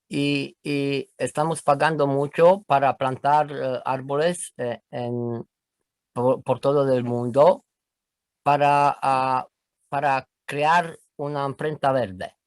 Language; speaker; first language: Spanish; non-native, learner; Romanian